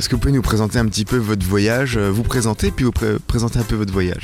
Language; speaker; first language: French; native; French